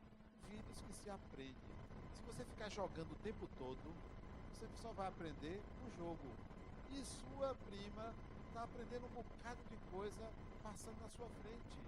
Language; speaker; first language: Portuguese; native; Portuguese